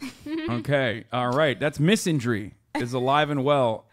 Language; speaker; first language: English; native; English